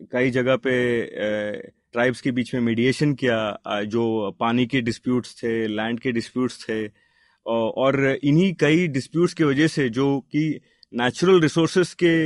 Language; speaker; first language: Hindi; non-native, local second language; Telugu